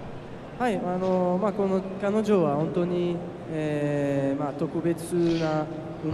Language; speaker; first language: Japanese; non-native, fluent; French